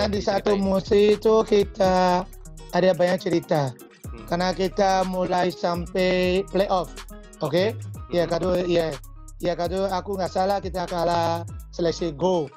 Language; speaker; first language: Indonesian; non-native, fluent; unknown